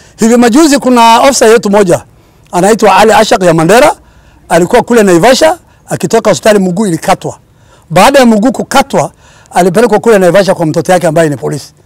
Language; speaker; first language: Swahili; non-native, local second language; Somali